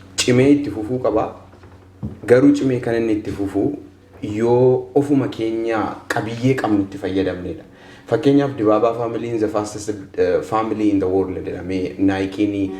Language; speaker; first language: Oromo; native; Oromo